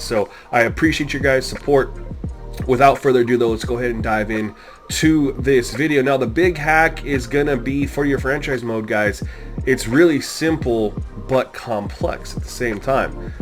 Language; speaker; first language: English; native; English